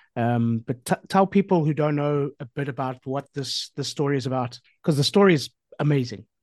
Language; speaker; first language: English; native; English